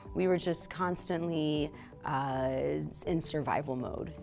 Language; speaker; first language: English; native; English